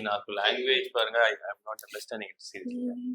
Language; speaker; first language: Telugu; non-native, learner; Tamil